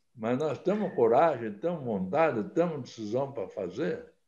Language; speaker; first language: Portuguese; native; Portuguese